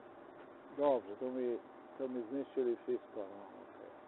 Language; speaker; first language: Polish; non-native, learner; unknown